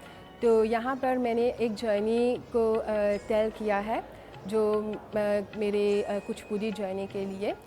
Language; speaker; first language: Hindi; non-native, fluent; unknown